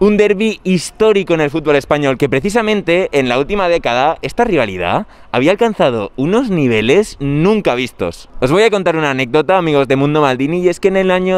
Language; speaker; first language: Spanish; native; Spanish